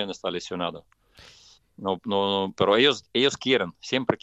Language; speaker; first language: Spanish; non-native, fluent; Russian